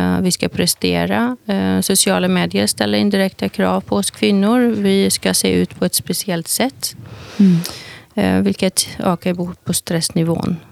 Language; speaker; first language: Swedish; early bilingual, other home language; Turkish